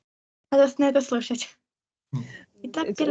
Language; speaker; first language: Russian; native; Russian